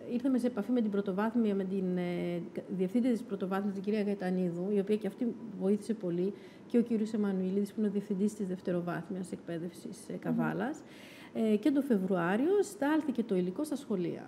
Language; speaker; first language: Greek; native; Greek